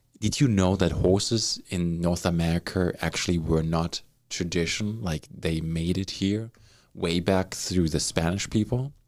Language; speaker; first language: English; non-native, fluent; German